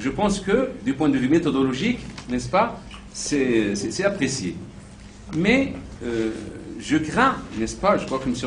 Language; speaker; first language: French; non-native, local second language; Arabic